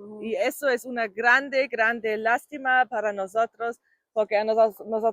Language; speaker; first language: Spanish; non-native, fluent; German